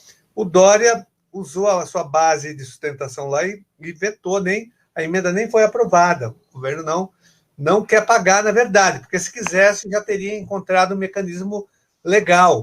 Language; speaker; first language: Portuguese; native; Portuguese